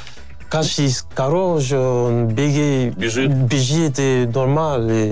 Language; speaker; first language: Russian; non-native, learner; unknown